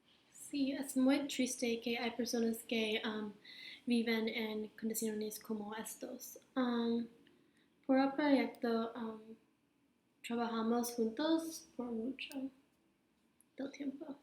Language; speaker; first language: Spanish; non-native, learner; English